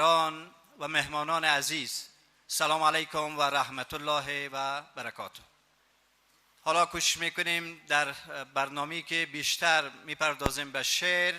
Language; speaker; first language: Persian; native; Persian